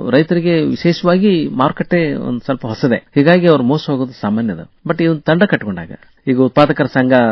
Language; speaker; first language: Kannada; native; Kannada